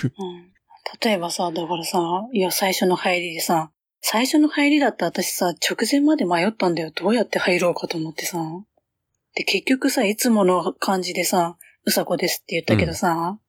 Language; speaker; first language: Japanese; native; Japanese